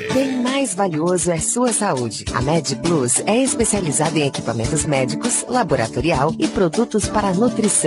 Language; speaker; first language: Portuguese; native; Portuguese